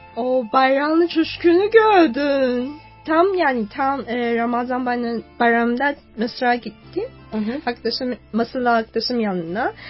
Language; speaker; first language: Turkish; non-native, fluent; Chinese